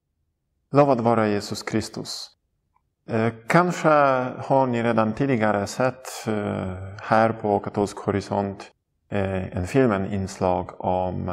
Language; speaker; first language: Swedish; non-native, fluent; Polish